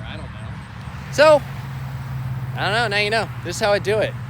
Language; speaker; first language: English; native; English